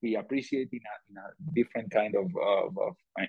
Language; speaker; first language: English; non-native, fluent; Spanish